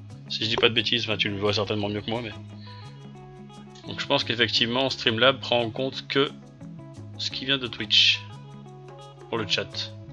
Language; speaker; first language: French; native; French